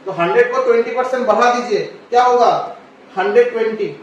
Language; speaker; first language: Hindi; non-native, local second language; Bangla